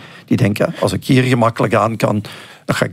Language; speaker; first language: Dutch; native; Dutch